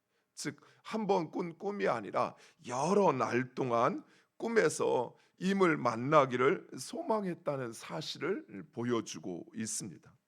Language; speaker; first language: Korean; native; Korean